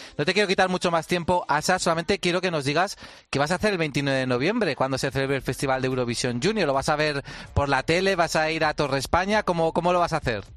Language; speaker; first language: Spanish; native; Spanish